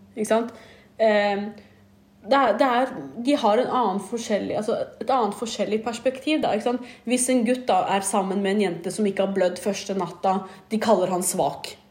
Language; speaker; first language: Norwegian; early bilingual, other home language; Kurdish